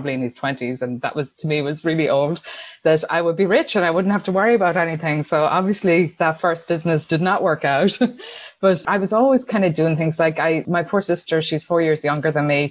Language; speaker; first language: English; native; English